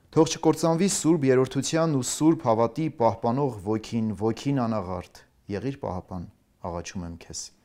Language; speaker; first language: Armenian; native; Armenian